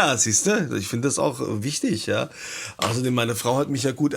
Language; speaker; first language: German; native; German